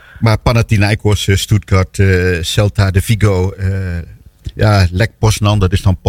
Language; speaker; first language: Dutch; native; Dutch